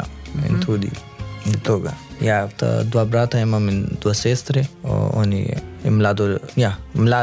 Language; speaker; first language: Slovenian; non-native, learner; Urdu